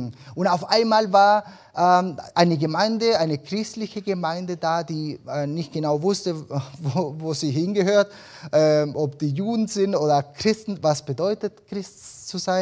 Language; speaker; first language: German; early bilingual, other home language; Spanish